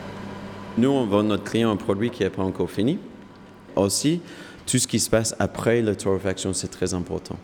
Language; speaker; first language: French; non-native, fluent; English